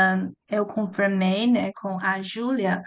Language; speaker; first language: Portuguese; non-native, learner; Chinese